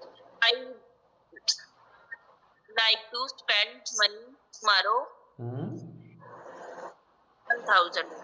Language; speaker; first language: English; non-native, learner; Hindi